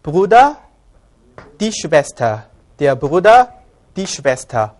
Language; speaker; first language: German; non-native, fluent; Korean